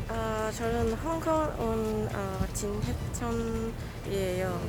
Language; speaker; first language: Korean; non-native, learner; Cantonese